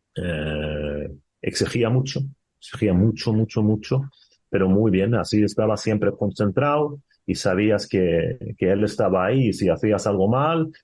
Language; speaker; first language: Spanish; non-native, fluent; Swedish